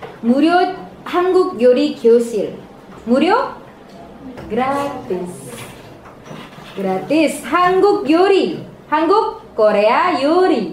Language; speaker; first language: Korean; non-native, fluent; Indonesian